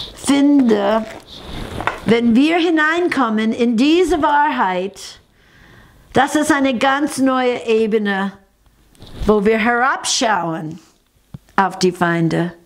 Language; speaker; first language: German; non-native, fluent; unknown